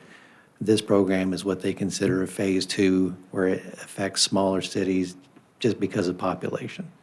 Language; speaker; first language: English; native; English